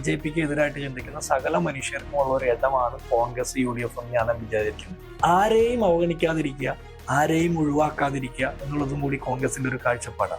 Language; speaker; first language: Malayalam; native; Malayalam